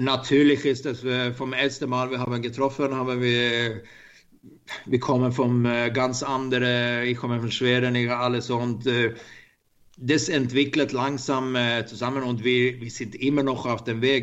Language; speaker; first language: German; non-native, learner; Swedish